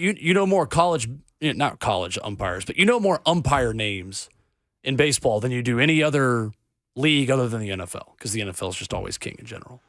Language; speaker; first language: English; native; English